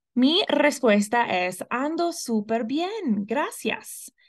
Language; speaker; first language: Spanish; non-native, fluent; English